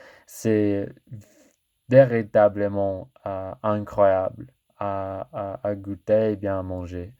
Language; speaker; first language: French; non-native, learner; English